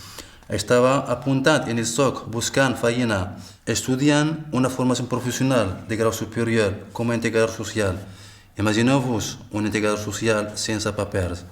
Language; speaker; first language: Catalan; non-native, fluent; Arabic